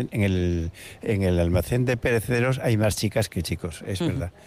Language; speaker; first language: Spanish; native; Spanish